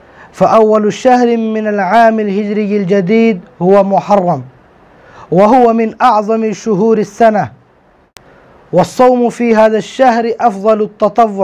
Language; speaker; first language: Arabic; non-native, fluent; Urdu